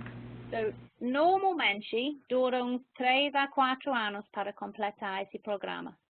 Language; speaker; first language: Portuguese; non-native, fluent; English